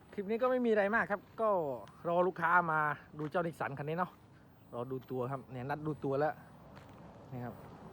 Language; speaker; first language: Thai; non-native, local second language; Khmer